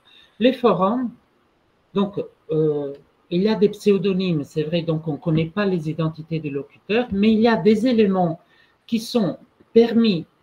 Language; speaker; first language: French; non-native, fluent; Italian